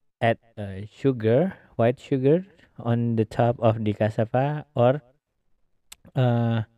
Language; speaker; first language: English; non-native, learner; Indonesian